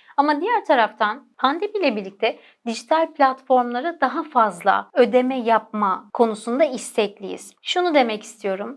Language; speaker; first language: Turkish; native; Turkish